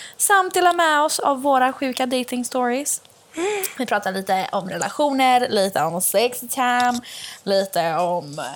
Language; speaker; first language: Swedish; early bilingual, other home language; Albanian